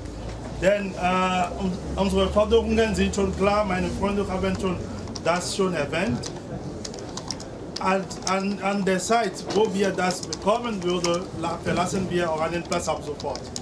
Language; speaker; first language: German; non-native, learner; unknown